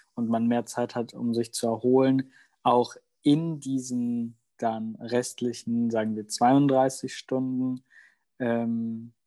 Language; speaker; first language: German; native; German